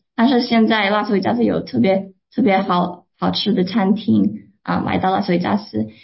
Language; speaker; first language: Chinese; early bilingual, heritage; Cantonese